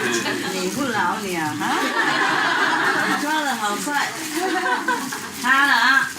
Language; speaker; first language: Chinese; non-native, fluent; Vietnamese